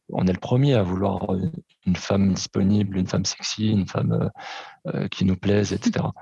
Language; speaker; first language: French; early bilingual, other home language; Portuguese